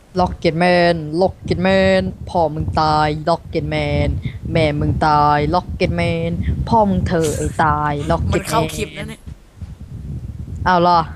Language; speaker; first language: Thai; native; Thai